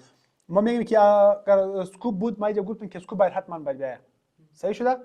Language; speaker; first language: Persian; native; Persian